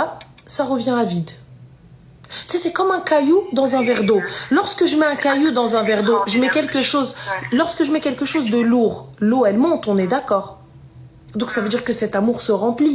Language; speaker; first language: French; native; French